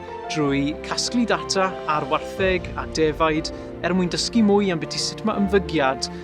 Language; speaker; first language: Welsh; native; Welsh